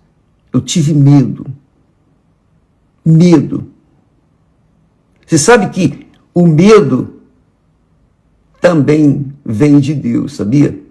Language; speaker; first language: Portuguese; native; Portuguese